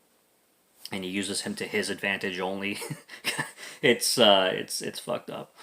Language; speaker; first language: English; native; English